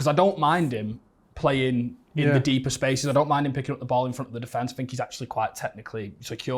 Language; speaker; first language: English; native; English